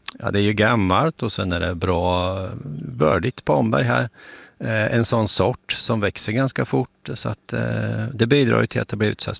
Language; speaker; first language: Swedish; native; Swedish